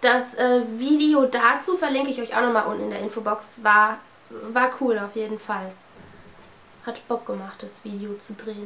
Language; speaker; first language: German; native; German